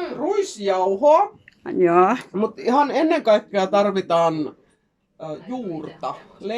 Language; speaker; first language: Finnish; native; Finnish